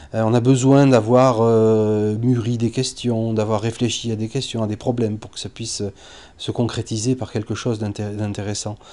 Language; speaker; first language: French; native; French